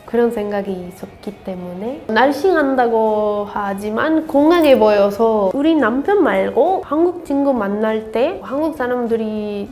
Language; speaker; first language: Korean; non-native, learner; Spanish